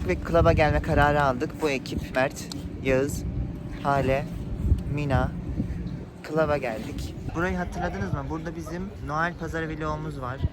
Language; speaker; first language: Turkish; native; Turkish